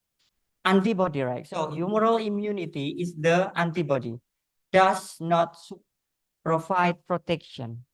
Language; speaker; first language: English; non-native, learner; Indonesian